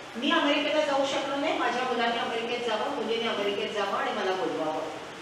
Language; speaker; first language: Marathi; non-native, local second language; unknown